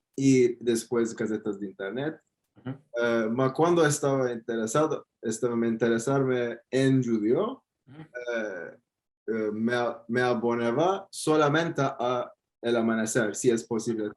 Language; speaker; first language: Spanish; non-native, fluent; Turkish